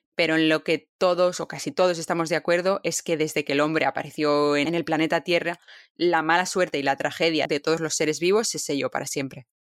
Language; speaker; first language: Spanish; native; Spanish